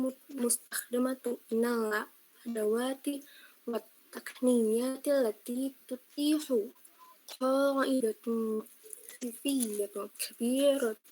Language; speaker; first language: Arabic; non-native, learner; Indonesian